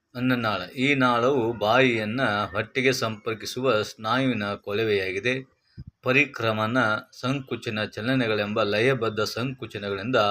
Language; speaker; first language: Kannada; native; Kannada